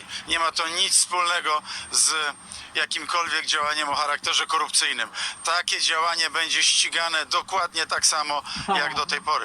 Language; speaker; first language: Polish; native; Polish